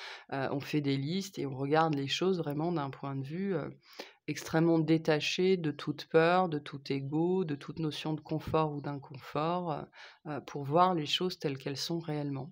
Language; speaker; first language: French; native; French